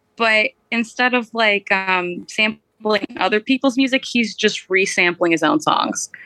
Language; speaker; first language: English; early bilingual, other home language; Romanian